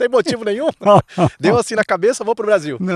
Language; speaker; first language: Portuguese; native; Portuguese